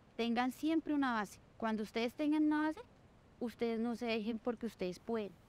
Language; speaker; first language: Spanish; native; Spanish